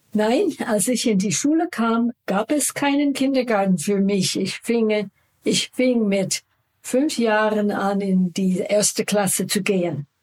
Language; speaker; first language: German; non-native, fluent; English